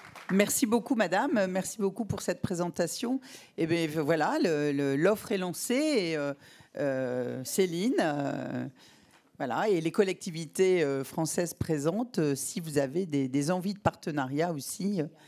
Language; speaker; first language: French; native; French